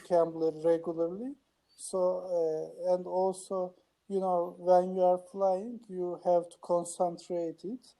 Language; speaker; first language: English; non-native, learner; Turkish